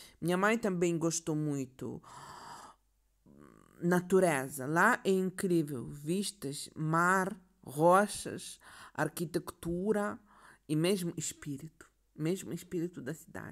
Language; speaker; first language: Portuguese; non-native, learner; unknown